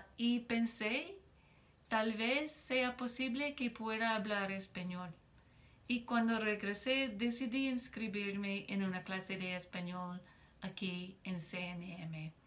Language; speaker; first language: Spanish; non-native, fluent; English